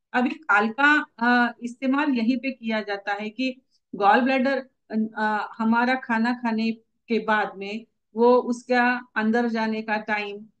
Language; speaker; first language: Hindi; non-native, local second language; Marathi